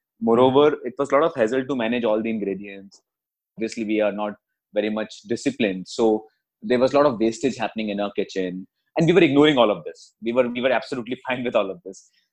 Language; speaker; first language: English; non-native, local second language; Hindi